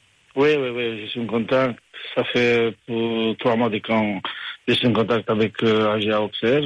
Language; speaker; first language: French; non-native, fluent; Romanian